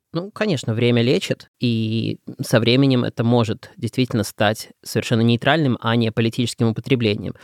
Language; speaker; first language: Russian; native; Russian